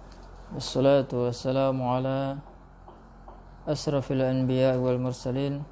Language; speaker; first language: Arabic; non-native, fluent; Indonesian